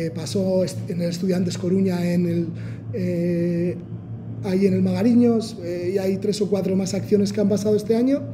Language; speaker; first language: Spanish; non-native, local second language; Basque